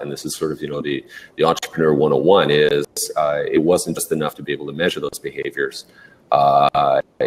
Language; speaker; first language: English; native; English